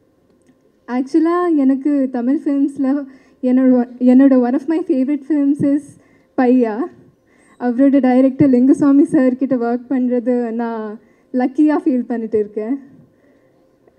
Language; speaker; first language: Tamil; non-native, learner; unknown